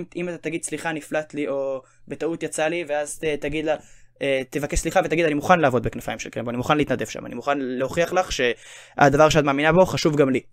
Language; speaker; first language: Hebrew; native; Hebrew